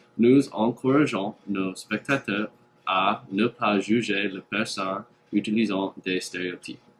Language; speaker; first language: French; non-native, learner; English